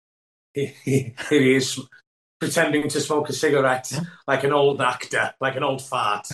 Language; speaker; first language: English; non-native, local second language; Welsh